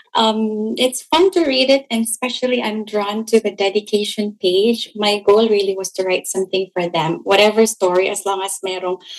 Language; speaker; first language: English; non-native, local second language; Cebuano